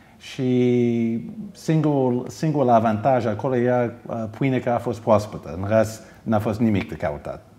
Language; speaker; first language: Romanian; early bilingual, heritage; Romanian